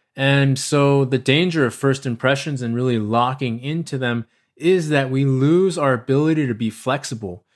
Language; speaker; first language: English; native; English